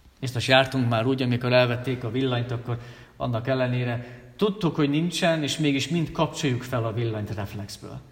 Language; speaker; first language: Hungarian; native; Hungarian